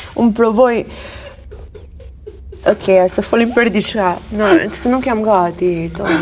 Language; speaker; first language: Albanian; early bilingual, heritage; Albanian